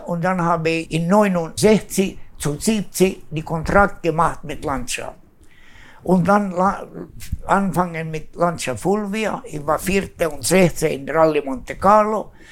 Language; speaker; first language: German; non-native, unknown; Swedish